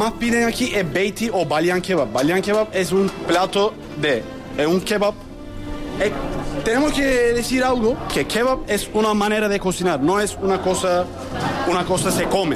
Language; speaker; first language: Spanish; non-native, learner; Turkish